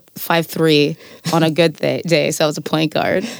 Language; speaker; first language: English; native; English